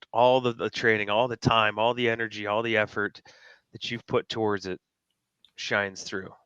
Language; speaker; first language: English; native; English